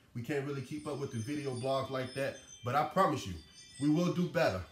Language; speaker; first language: English; native; English